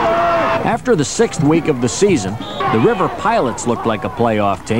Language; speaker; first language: English; native; English